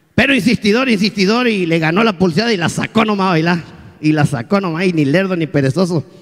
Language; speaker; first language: Spanish; native; Spanish